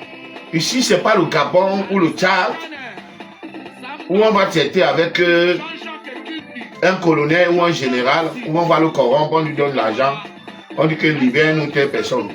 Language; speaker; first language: French; native; French